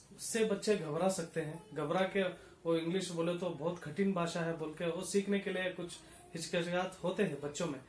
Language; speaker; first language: Hindi; non-native, local second language; Kannada